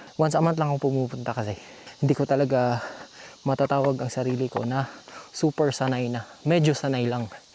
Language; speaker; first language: Filipino; non-native, local second language; Cebuano